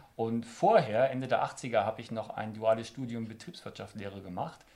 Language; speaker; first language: German; native; German